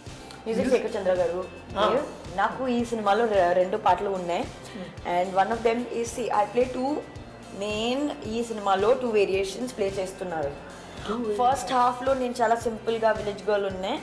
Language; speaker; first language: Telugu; non-native, learner; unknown